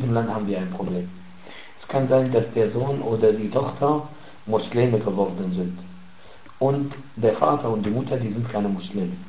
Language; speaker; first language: German; non-native, fluent; Arabic